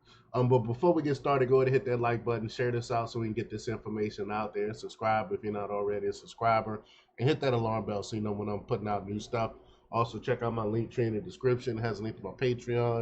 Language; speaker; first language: English; native; English